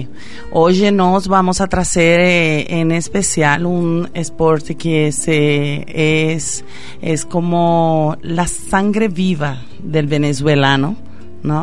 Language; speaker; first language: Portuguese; non-native, fluent; Spanish